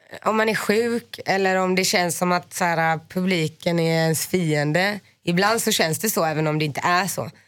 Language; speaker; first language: Swedish; native; Swedish